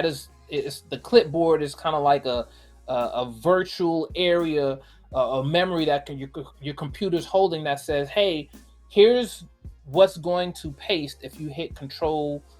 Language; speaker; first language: English; native; English